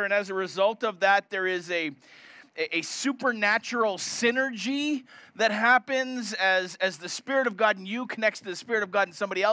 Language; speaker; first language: English; native; English